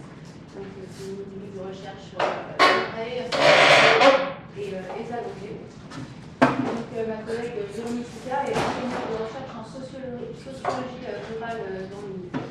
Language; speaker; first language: French; native; French